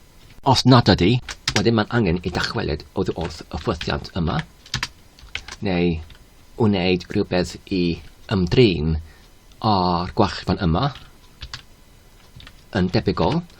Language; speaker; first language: Welsh; non-native, learner; Polish